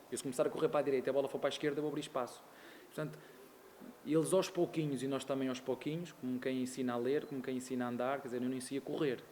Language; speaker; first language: Portuguese; native; Portuguese